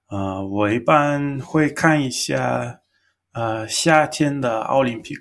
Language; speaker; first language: Chinese; non-native, learner; English